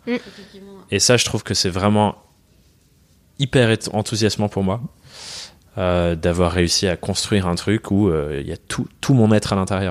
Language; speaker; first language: French; native; French